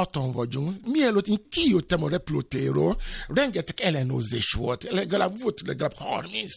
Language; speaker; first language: Hungarian; non-native, fluent; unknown